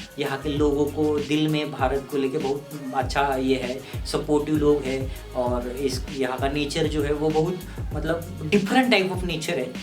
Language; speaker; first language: Hindi; non-native, local second language; Marathi